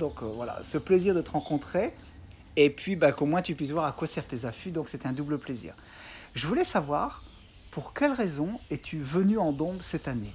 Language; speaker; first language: French; native; French